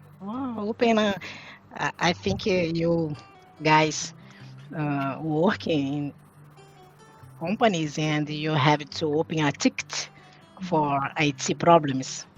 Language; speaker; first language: English; non-native, learner; Portuguese